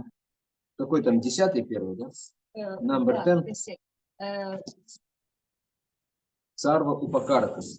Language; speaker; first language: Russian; native; Russian